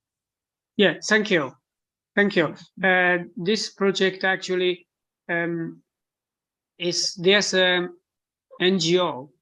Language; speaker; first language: English; non-native, fluent; Chinese